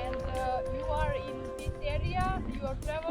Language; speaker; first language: English; non-native, fluent; Serbian